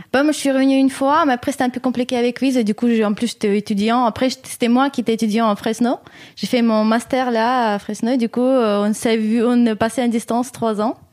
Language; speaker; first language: French; non-native, fluent; English